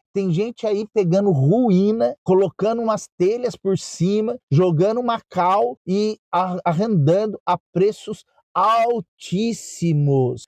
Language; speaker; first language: Portuguese; native; Portuguese